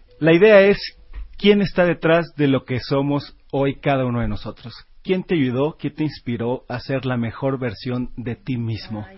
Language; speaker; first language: Spanish; native; Spanish